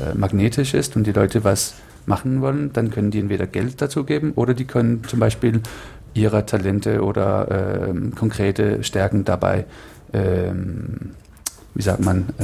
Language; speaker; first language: German; non-native, learner; Danish